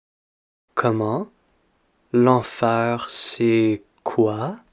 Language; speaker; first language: French; non-native, fluent; English